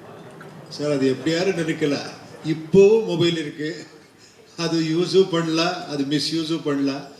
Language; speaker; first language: Tamil; non-native, fluent; Kannada